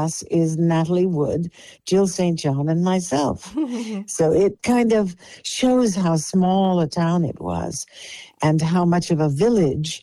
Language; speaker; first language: English; non-native, local second language; Polish